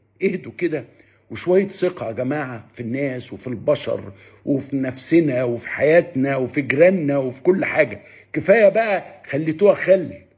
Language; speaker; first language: Arabic; native; Arabic